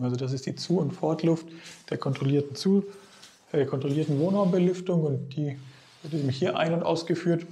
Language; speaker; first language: German; native; German